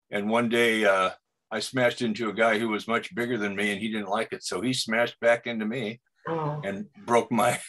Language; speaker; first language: English; native; English